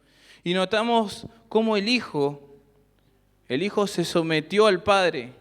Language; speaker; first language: Spanish; native; Spanish